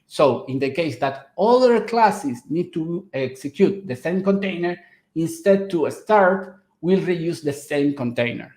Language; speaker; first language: English; non-native, fluent; Spanish